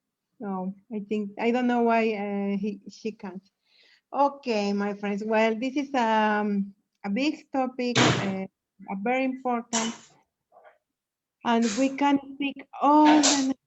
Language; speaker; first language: English; non-native, learner; Spanish